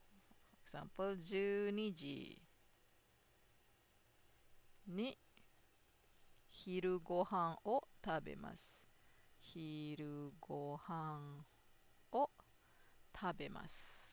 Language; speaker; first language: Japanese; non-native, fluent; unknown